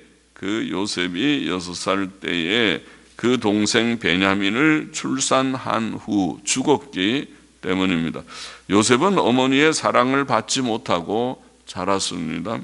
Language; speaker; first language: Korean; native; Korean